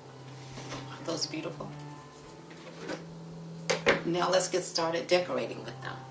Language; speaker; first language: English; native; English